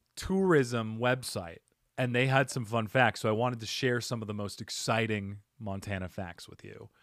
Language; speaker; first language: English; native; English